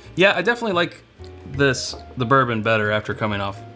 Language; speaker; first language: English; native; English